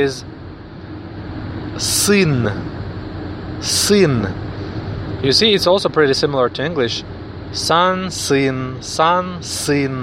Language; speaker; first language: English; non-native, fluent; Russian